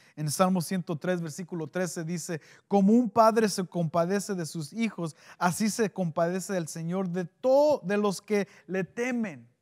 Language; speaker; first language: Spanish; early bilingual, heritage; Spanish